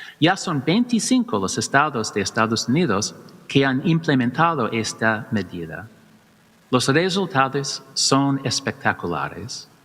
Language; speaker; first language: Spanish; non-native, learner; English